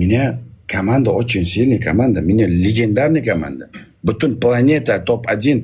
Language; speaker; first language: Russian; non-native, learner; Uzbek